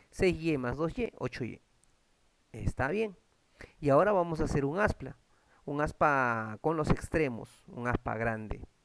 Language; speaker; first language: Spanish; native; Spanish